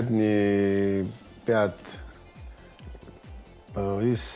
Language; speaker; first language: Russian; non-native, local second language; Armenian